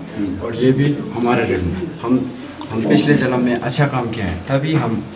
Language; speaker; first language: Hindi; non-native, learner; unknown